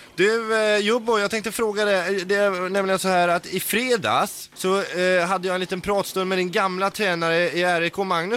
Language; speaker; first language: Swedish; native; Swedish